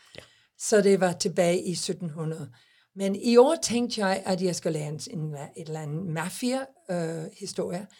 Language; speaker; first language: Danish; non-native, fluent; English